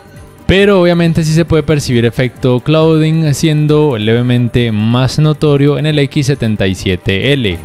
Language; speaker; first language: Spanish; native; Spanish